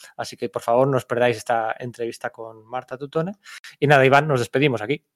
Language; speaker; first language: Spanish; native; Spanish